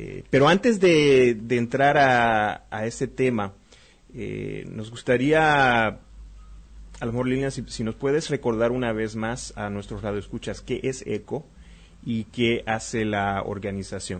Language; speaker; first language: Spanish; native; Spanish